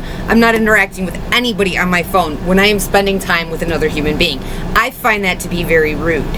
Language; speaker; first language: English; native; English